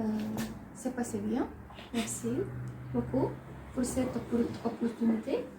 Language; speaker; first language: French; non-native, learner; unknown